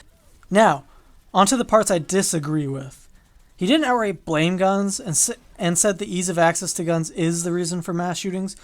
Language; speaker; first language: English; native; English